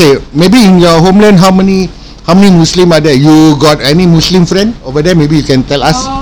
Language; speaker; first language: English; non-native, local second language; Malay